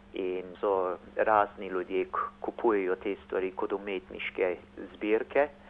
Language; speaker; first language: Slovenian; early bilingual, heritage; Slovenian